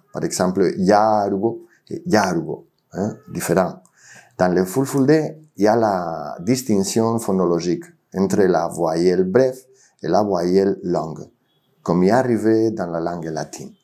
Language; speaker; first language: French; non-native, fluent; Spanish